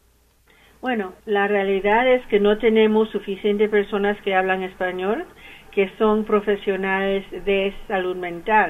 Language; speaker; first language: Spanish; early bilingual, heritage; English